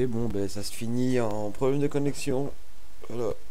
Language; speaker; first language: French; native; French